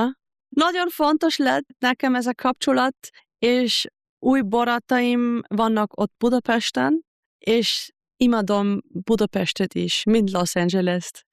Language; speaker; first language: Hungarian; non-native, learner; German